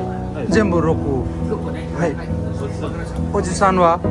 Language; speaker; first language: Japanese; non-native, learner; Nepali